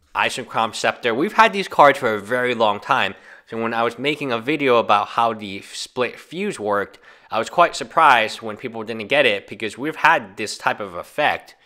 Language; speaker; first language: English; native; English